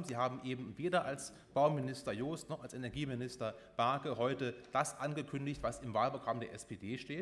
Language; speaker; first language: German; native; German